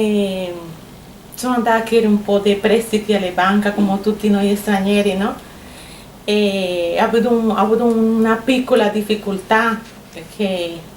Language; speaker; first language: Italian; non-native, learner; Spanish